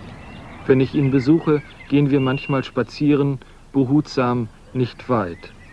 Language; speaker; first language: German; native; German